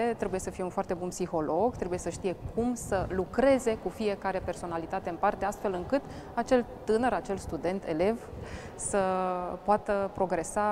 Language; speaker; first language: Romanian; native; Romanian